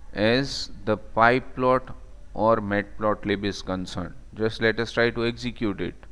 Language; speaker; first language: English; non-native, local second language; Gujarati